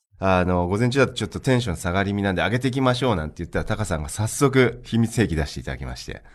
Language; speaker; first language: Japanese; native; Japanese